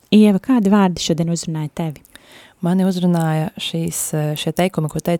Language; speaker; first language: Latvian; native; Latvian